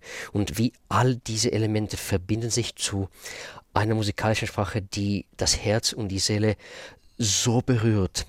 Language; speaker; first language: German; non-native, fluent; Russian